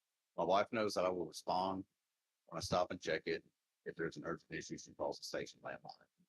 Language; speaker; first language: English; native; English